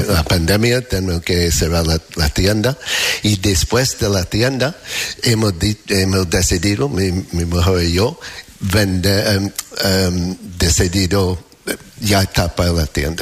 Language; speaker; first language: Spanish; non-native, fluent; English